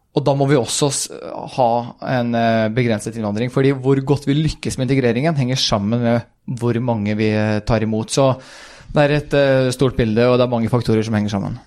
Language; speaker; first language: Norwegian; early bilingual, other home language; Swedish